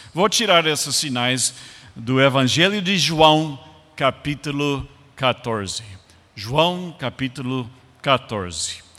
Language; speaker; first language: Portuguese; non-native, fluent; English